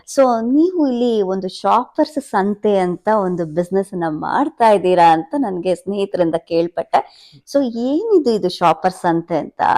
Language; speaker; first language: Kannada; native; Kannada